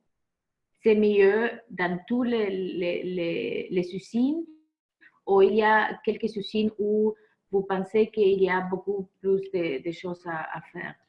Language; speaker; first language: French; non-native, fluent; Spanish